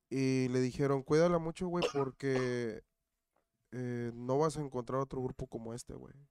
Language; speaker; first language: Spanish; native; Spanish